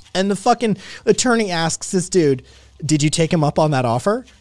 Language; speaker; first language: English; native; English